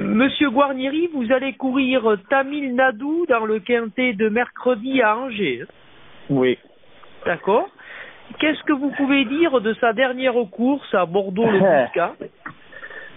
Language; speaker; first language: French; native; French